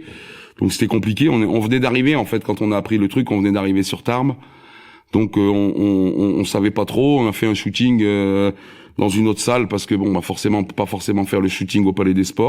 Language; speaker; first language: French; native; French